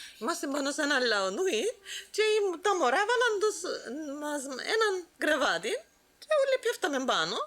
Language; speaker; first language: Greek; non-native, local second language; Turkish